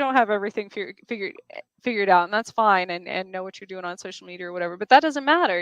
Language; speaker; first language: English; native; English